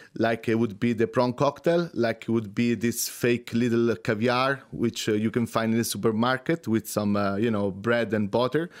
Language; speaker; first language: English; non-native, fluent; Italian